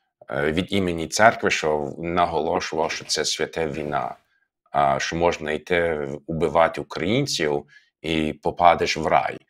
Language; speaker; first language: Ukrainian; non-native, fluent; English